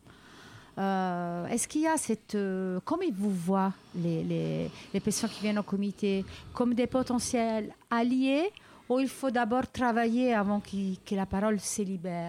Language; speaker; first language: French; native; French